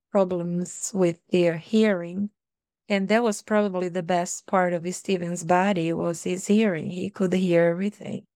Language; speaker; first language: English; non-native, fluent; Portuguese